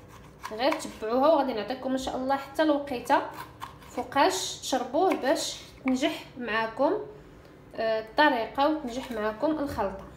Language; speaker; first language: Arabic; native; Arabic